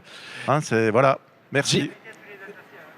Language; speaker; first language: French; native; French